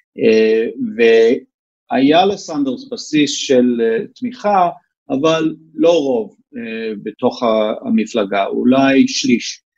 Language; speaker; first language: Hebrew; non-native, fluent; English